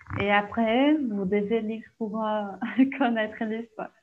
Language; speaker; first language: French; non-native, fluent; Portuguese